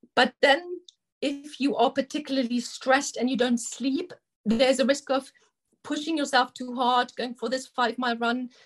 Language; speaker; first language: English; non-native, fluent; German